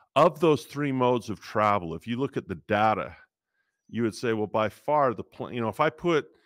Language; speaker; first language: English; native; English